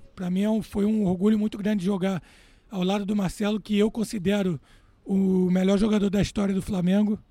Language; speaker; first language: Portuguese; native; Portuguese